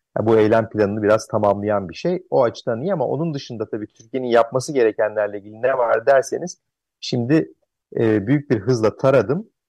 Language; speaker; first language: Turkish; native; Turkish